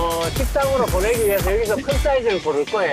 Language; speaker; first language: Korean; native; Korean